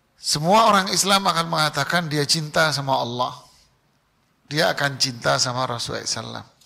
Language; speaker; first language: Indonesian; native; Indonesian